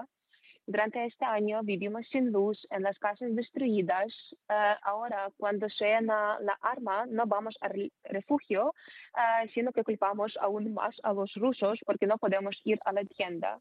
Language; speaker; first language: Spanish; non-native, fluent; Ukrainian